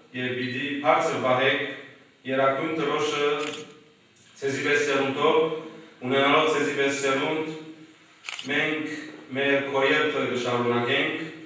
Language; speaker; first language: Armenian; early bilingual, heritage; Armenian